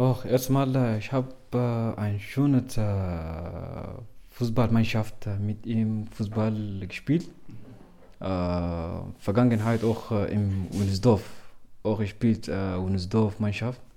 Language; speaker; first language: German; non-native, learner; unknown